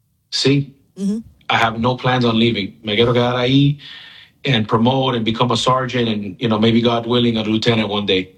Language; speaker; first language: English; early bilingual, other home language; Spanish